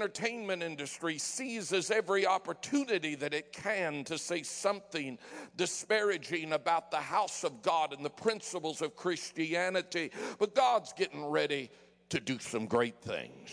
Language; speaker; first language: English; native; English